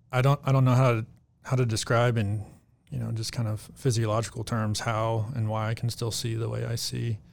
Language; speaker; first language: English; native; English